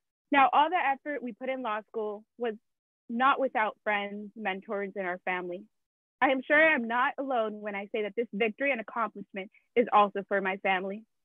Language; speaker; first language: English; early bilingual, other home language; Spanish